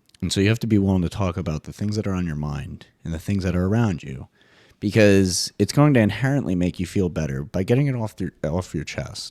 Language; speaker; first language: English; native; English